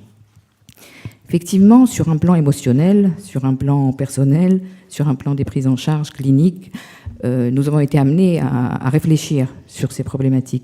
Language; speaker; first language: French; native; French